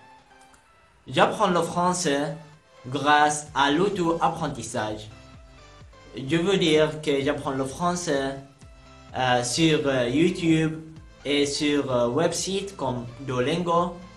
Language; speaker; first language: French; non-native, learner; Arabic